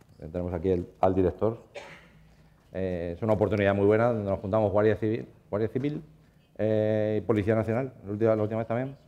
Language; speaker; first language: Spanish; native; Spanish